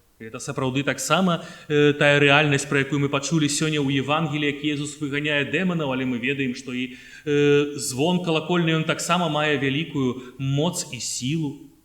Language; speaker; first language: Belarusian; native; Belarusian